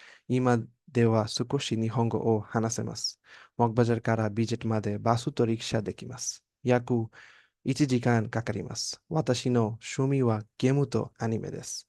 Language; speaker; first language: Japanese; non-native, learner; Bangla